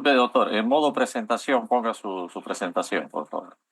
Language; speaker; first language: Spanish; native; Spanish